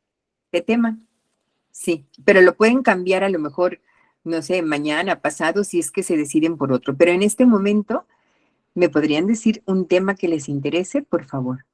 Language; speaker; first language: Spanish; native; Spanish